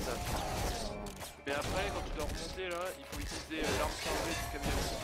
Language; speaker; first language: French; native; French